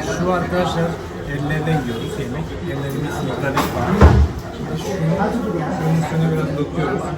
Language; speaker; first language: Turkish; non-native, fluent; Malayalam